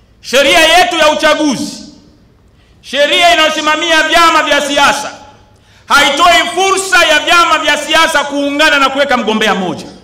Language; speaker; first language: Swahili; native; Swahili